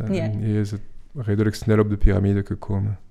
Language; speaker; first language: Dutch; non-native, fluent; French